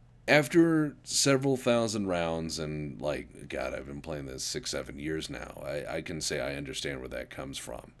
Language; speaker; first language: English; native; English